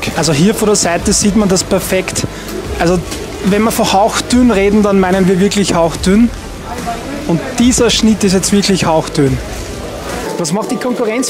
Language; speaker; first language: German; native; German